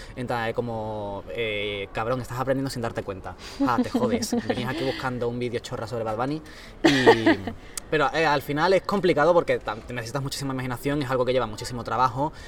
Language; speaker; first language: Spanish; native; Spanish